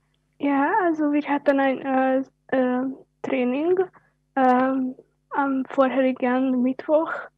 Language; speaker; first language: German; non-native, learner; Hungarian